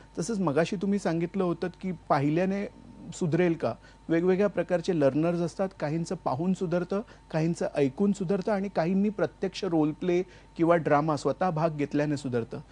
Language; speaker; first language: Marathi; native; Marathi